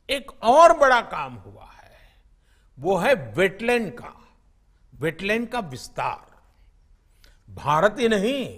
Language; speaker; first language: Hindi; non-native, local second language; Gujarati